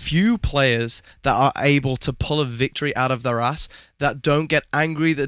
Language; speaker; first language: English; native; English